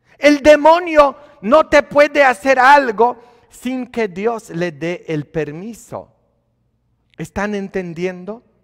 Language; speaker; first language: Spanish; non-native, fluent; Polish